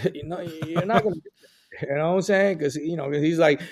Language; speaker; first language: English; early bilingual, other home language; Spanish